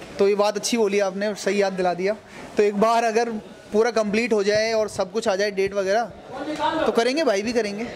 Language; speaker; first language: Hindi; native; Hindi